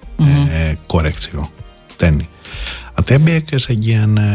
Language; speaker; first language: Hungarian; non-native, fluent; Greek